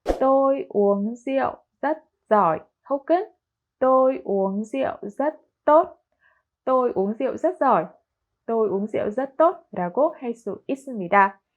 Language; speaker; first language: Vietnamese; non-native, fluent; Korean